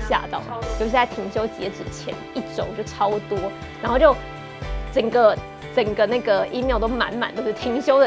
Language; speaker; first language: Chinese; native; Chinese